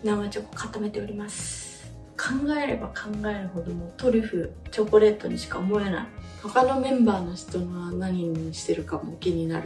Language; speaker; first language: Japanese; native; Japanese